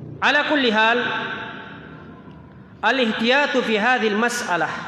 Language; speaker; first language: Arabic; non-native, fluent; Indonesian